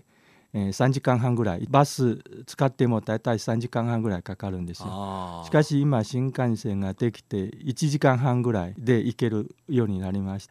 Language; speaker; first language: Japanese; non-native, fluent; Chinese